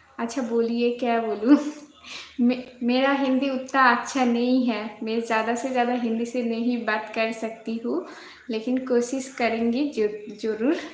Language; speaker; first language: Hindi; non-native, local second language; Bangla